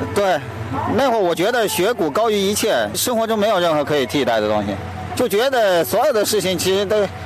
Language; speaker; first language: Chinese; native; Chinese